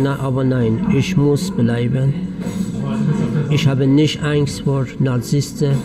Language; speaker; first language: German; non-native, learner; Persian